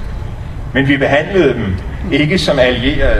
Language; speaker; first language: Danish; native; Danish